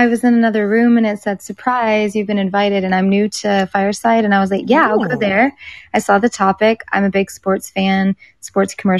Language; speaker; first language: English; native; English